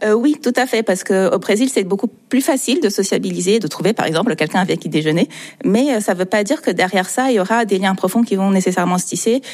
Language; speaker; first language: French; non-native, fluent; Portuguese